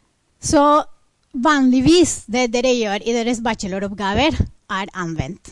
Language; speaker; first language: Norwegian; non-native, fluent; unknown